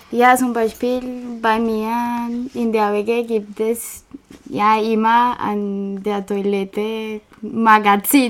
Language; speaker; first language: German; non-native, learner; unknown